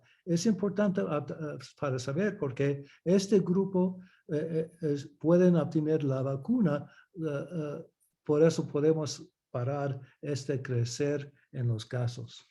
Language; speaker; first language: Spanish; early bilingual, heritage; English